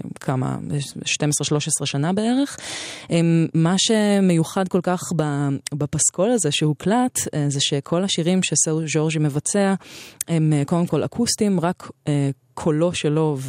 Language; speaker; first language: Hebrew; native; Hebrew